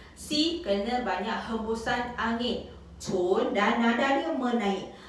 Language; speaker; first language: Malay; native; Malay